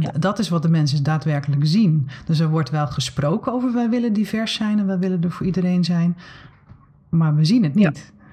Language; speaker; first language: Dutch; native; Dutch